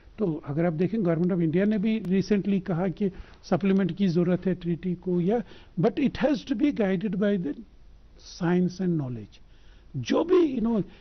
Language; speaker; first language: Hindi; non-native, local second language; Kashmiri